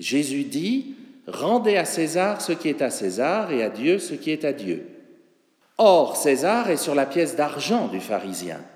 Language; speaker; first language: French; native; French